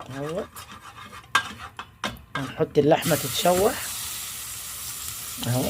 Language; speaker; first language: Arabic; native; Arabic